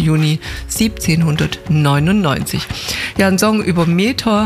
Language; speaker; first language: German; native; German